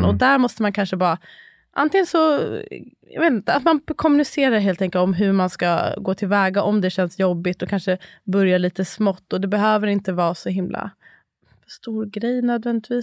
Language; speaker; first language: Swedish; native; Swedish